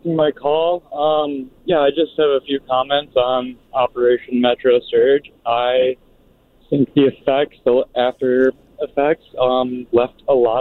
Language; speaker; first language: English; native; English